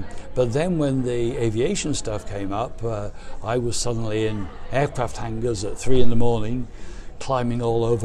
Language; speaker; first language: English; native; English